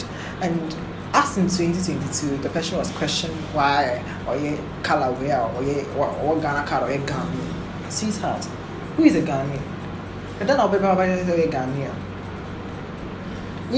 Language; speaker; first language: English; non-native, local second language; Akan